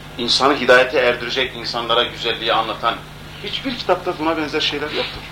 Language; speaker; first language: Turkish; non-native, local second language; Kurdish